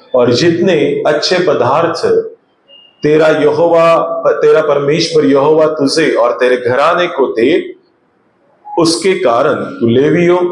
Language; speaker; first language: Hindi; non-native, local second language; Marathi